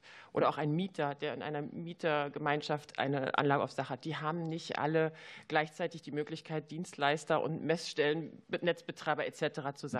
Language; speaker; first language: German; native; German